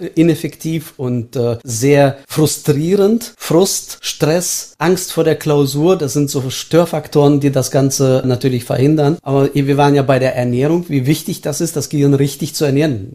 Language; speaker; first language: German; early bilingual, heritage; Estonian